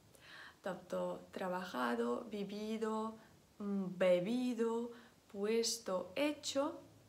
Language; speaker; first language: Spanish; non-native, fluent; Ukrainian